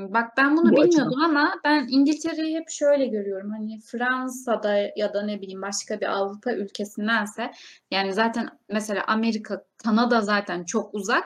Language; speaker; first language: Turkish; native; Turkish